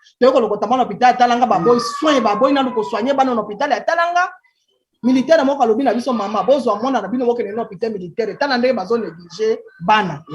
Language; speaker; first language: Lingala; native; Lingala